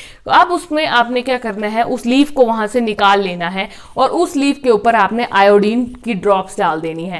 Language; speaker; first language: Hindi; native; Hindi